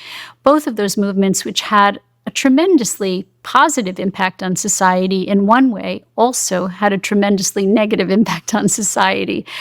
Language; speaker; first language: English; native; English